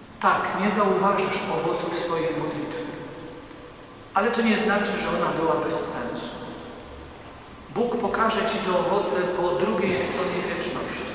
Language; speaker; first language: Polish; native; Polish